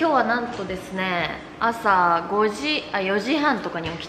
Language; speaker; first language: Japanese; native; Japanese